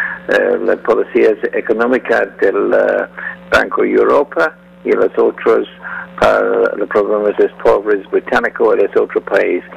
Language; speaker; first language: Spanish; non-native, learner; English